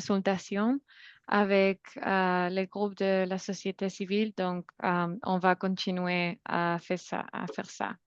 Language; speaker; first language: French; non-native, fluent; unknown